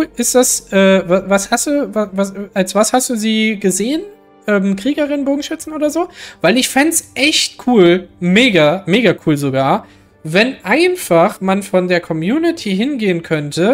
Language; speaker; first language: German; native; German